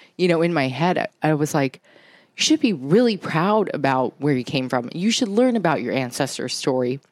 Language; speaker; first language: English; early bilingual, other home language; Japanese